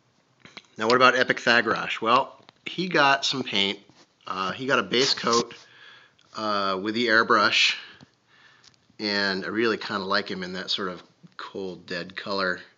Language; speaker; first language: English; native; English